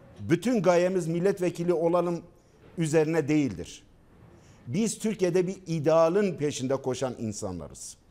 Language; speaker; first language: Turkish; non-native, local second language; Kurdish